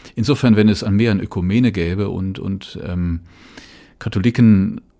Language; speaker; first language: German; native; German